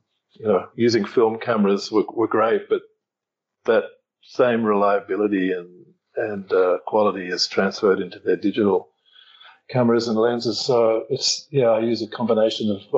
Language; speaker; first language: English; native; English